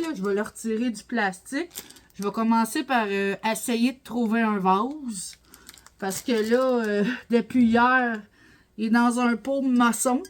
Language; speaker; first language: French; native; French